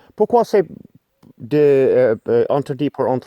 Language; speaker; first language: French; non-native, learner; English